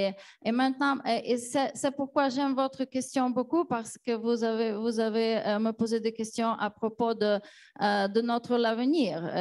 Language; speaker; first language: French; non-native, fluent; Ukrainian